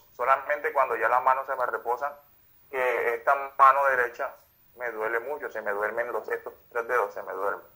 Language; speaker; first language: Spanish; native; Spanish